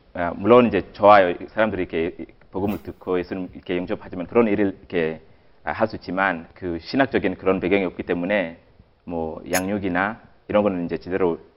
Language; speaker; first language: Korean; non-native, fluent; Swahili